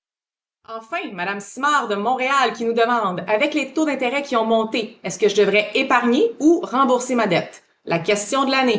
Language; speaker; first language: French; native; French